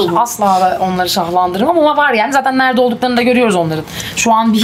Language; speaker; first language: Turkish; native; Turkish